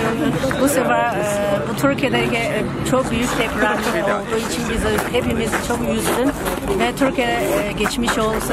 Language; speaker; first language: Turkish; non-native, learner; Chinese